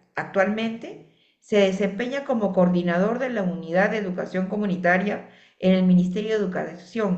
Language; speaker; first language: Spanish; native; Spanish